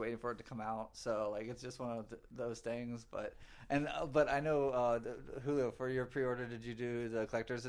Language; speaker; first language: English; native; English